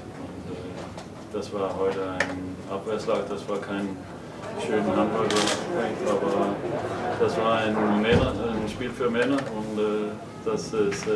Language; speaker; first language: German; non-native, fluent; Danish